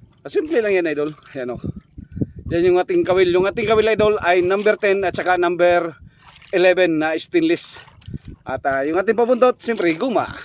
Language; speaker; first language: Filipino; native; Filipino